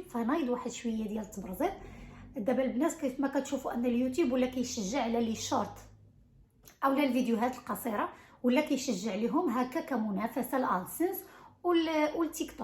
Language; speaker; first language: Arabic; native; Arabic